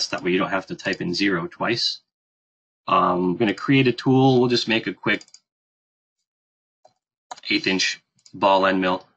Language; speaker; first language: English; native; English